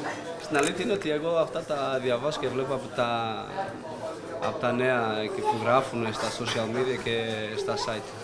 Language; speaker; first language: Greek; non-native, fluent; Portuguese